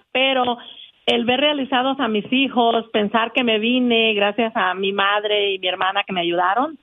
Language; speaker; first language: Spanish; native; Spanish